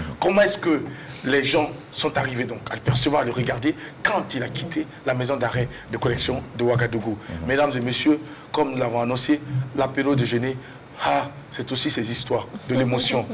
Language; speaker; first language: French; non-native, local second language; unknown